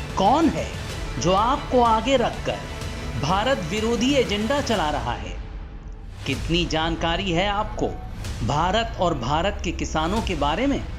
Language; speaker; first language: Hindi; native; Hindi